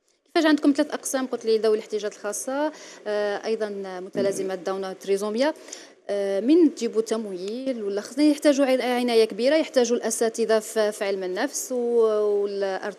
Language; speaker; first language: Arabic; native; Arabic